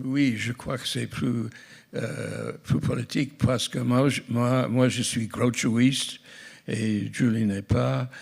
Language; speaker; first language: French; non-native, fluent; English